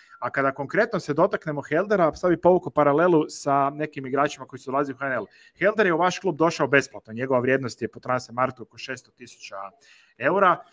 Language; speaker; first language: Croatian; native; Croatian